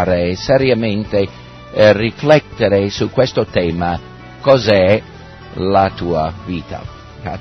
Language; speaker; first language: Italian; non-native, fluent; English